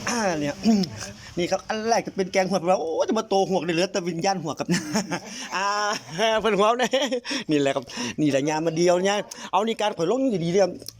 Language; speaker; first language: Thai; native; Thai